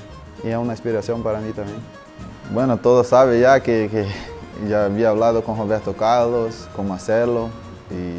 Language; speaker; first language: Spanish; non-native, learner; Portuguese